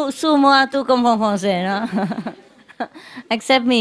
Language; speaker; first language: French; non-native, learner; Vietnamese